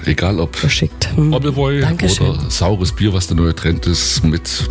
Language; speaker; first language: German; native; German